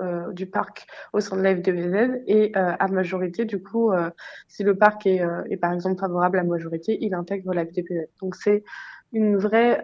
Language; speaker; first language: French; native; French